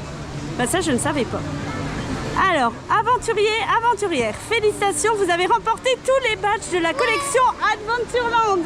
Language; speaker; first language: French; native; French